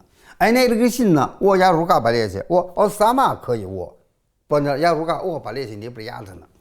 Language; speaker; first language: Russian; non-native, learner; Chinese